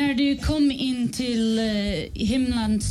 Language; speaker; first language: Swedish; non-native, fluent; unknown